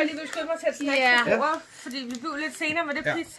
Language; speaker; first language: Danish; native; Danish